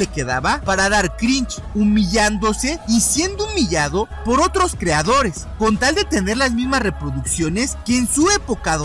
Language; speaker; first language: Spanish; native; Spanish